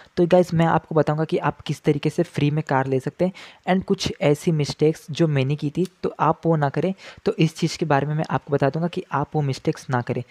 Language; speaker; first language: Hindi; native; Hindi